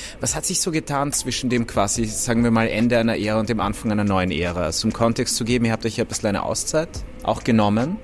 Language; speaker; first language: German; native; German